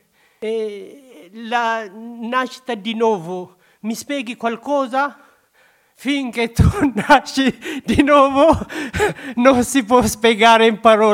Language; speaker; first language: Italian; non-native, learner; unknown